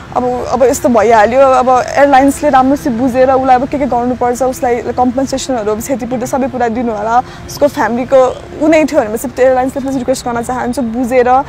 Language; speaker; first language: Nepali; native; Nepali